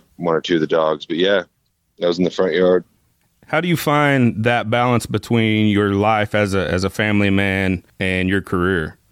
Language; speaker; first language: English; native; English